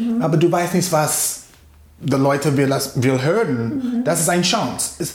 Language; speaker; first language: German; non-native, fluent; English